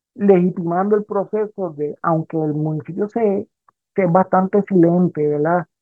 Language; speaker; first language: Spanish; native; Spanish